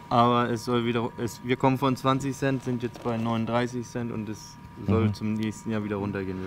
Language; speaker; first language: German; native; German